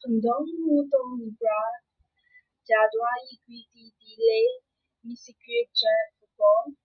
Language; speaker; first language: French; non-native, learner; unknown